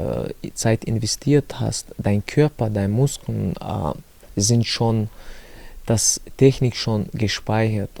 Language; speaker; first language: German; non-native, learner; Chechen